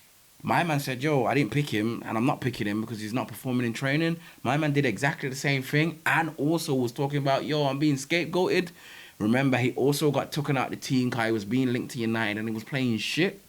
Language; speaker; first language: English; native; English